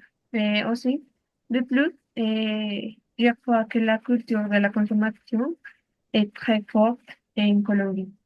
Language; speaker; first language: French; non-native, learner; Spanish